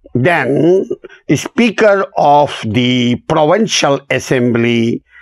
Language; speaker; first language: English; non-native, local second language; Urdu